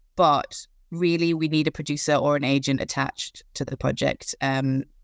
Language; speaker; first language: English; native; English